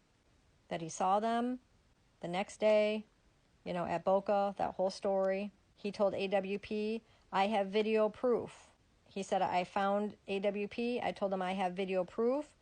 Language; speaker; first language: English; native; English